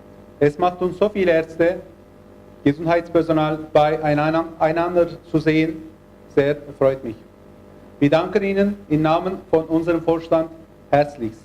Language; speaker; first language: German; non-native, fluent; Turkish